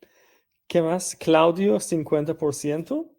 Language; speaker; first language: Spanish; non-native, fluent; Persian